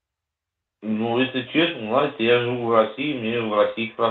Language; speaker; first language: Russian; native; Russian